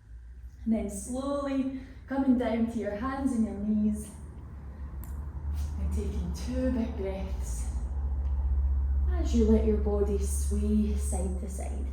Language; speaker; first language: English; native; English